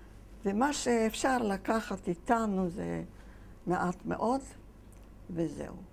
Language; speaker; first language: Hebrew; non-native, fluent; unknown